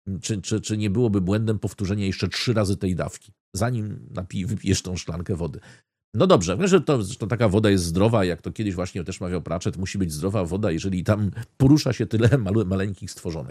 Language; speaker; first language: Polish; native; Polish